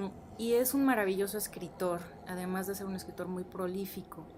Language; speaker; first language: Spanish; native; Spanish